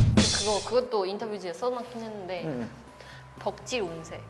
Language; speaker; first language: Korean; non-native, fluent; Chinese